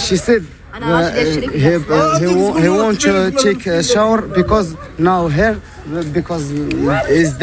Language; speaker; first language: English; non-native, learner; Arabic